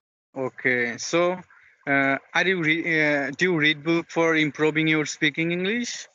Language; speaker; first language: English; non-native, fluent; Bangla